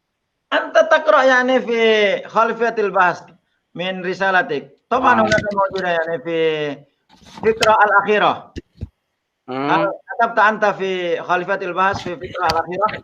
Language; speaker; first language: Arabic; non-native, fluent; Indonesian